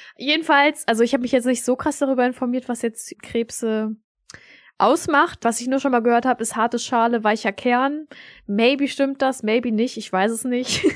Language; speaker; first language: German; early bilingual, other home language; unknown